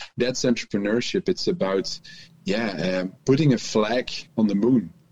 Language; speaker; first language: English; non-native, fluent; Dutch